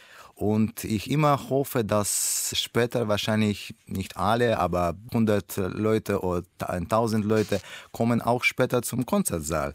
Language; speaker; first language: German; non-native, learner; Russian